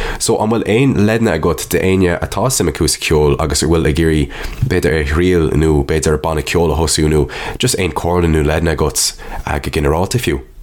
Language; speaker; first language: Irish; non-native, local second language; English